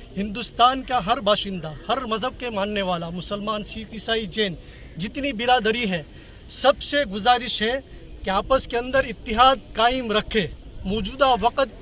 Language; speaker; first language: Hindi; non-native, local second language; Gujarati